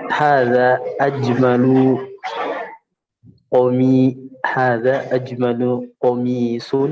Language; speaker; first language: Arabic; non-native, learner; Indonesian